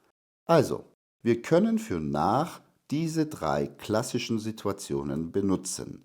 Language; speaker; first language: German; non-native, fluent; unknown